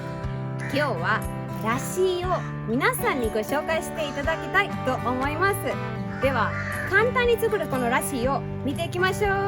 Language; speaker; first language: Japanese; non-native, fluent; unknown